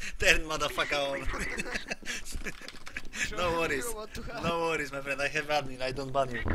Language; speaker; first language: English; non-native, learner; Polish